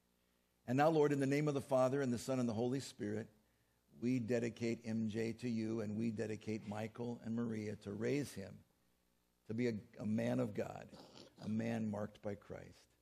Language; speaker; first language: English; native; English